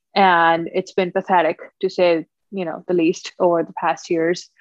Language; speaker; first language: English; non-native, local second language; Punjabi